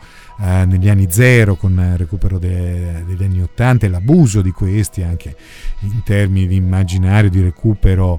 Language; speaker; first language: Italian; native; Italian